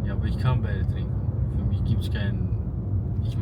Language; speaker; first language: German; early bilingual, other home language; Bosnian